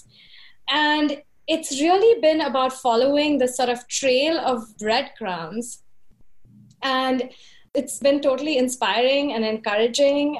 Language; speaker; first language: English; non-native, local second language; Hindi